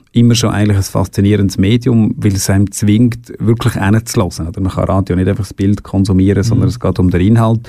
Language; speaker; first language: German; native; German